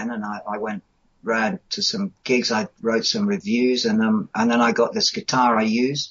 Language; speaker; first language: English; native; English